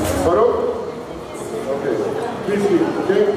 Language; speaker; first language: English; non-native, fluent; Polish